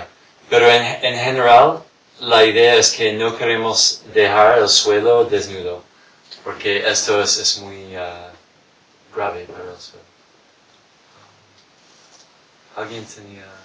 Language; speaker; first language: Spanish; non-native, fluent; English